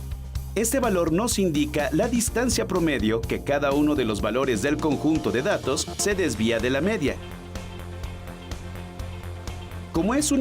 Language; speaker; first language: Spanish; native; Spanish